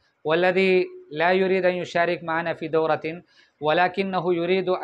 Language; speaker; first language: Arabic; non-native, fluent; Urdu